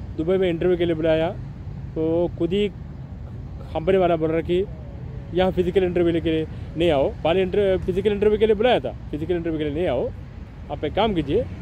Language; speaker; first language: Hindi; non-native, local second language; Malayalam